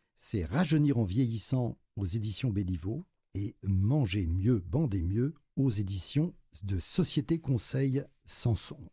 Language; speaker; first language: French; native; French